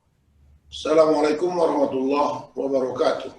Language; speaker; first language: Arabic; non-native, fluent; Indonesian